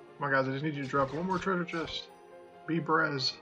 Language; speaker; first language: English; native; English